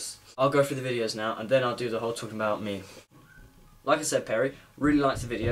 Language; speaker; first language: English; native; English